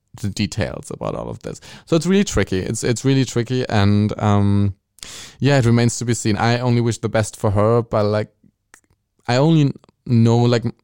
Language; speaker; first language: English; non-native, fluent; German